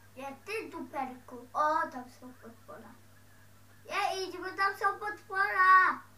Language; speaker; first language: Polish; early bilingual, heritage; Dutch